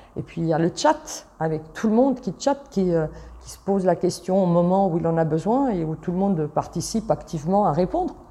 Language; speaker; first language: French; early bilingual, other home language; Italian